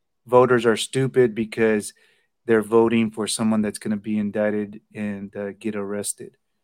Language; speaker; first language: English; early bilingual, other home language; Spanish